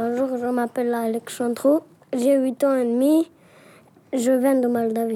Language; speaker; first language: French; non-native, learner; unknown